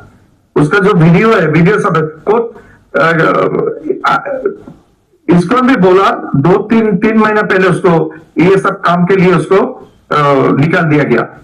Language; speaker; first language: Hindi; non-native, learner; Bangla